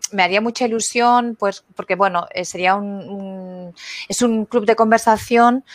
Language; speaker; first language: Spanish; native; Spanish